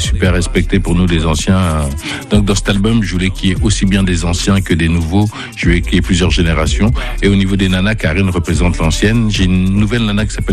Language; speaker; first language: French; native; French